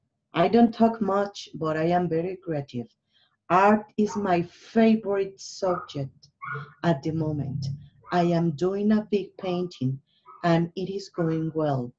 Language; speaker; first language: English; non-native, learner; Spanish